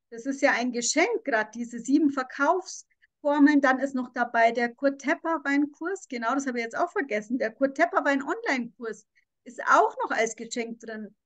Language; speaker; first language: German; native; German